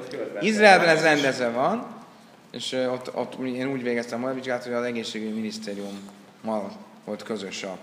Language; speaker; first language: Hungarian; native; Hungarian